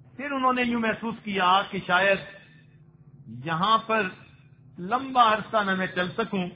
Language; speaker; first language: Urdu; non-native, local second language; Punjabi